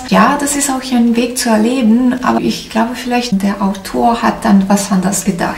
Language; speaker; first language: German; non-native, learner; Italian